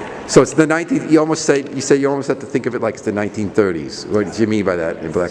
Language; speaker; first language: English; native; English